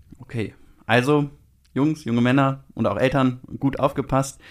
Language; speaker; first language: German; native; German